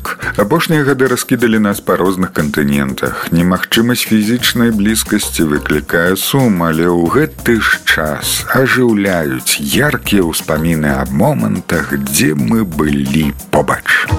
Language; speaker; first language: Belarusian; native; Belarusian